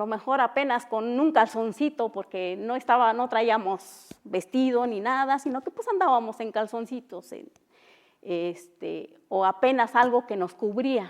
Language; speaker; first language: Spanish; non-native, local second language; Mixtepec Mixtec